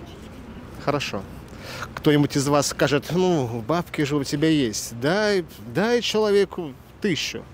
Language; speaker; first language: Russian; native; Russian